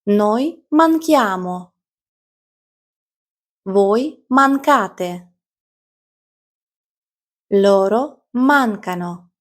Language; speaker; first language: Italian; non-native, fluent; Ukrainian